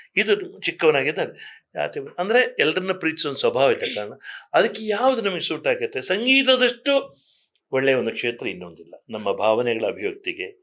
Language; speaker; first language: Kannada; native; Kannada